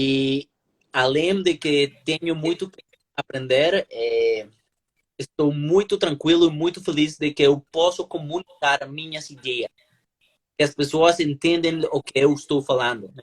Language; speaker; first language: Portuguese; non-native, learner; Spanish